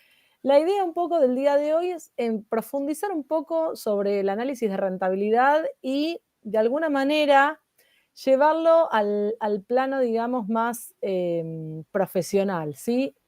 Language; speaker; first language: Spanish; native; Spanish